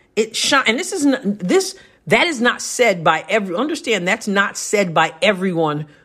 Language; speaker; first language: English; native; English